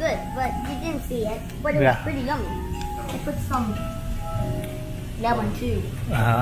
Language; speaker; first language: English; non-native, learner; Thai